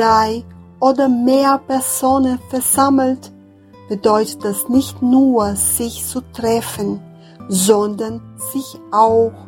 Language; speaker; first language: German; non-native, fluent; Portuguese